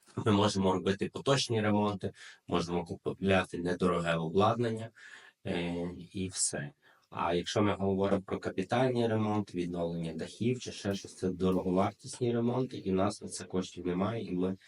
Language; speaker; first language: Ukrainian; native; Ukrainian